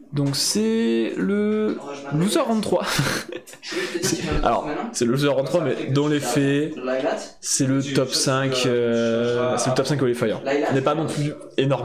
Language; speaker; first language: French; native; French